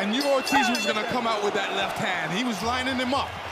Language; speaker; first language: English; native; English